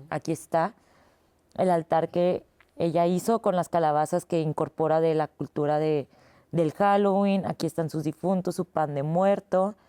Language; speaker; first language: Spanish; native; Spanish